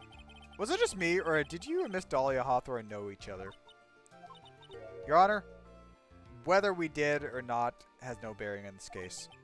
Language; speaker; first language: English; native; English